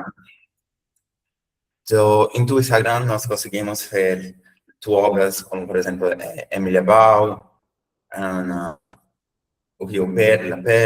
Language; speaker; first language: Spanish; non-native, learner; Portuguese